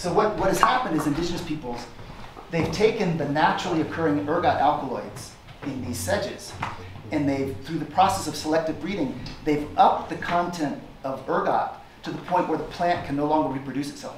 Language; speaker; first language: English; native; English